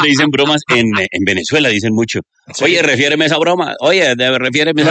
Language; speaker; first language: Spanish; native; Spanish